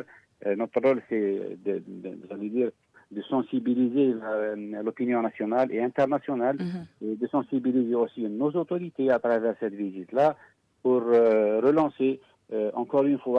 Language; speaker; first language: French; non-native, local second language; Arabic